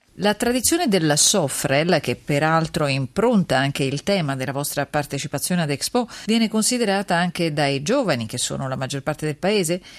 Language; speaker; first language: Italian; native; Italian